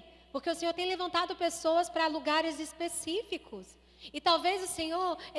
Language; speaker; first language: Portuguese; native; Portuguese